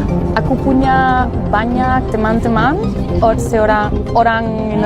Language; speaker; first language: Indonesian; non-native, learner; Spanish